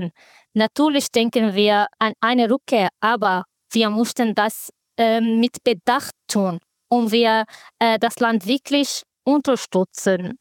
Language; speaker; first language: German; non-native, fluent; Arabic